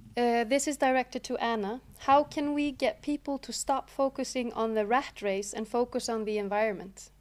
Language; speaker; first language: English; non-native, fluent; Icelandic